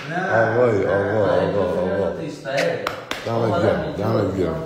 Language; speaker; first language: Persian; native; Persian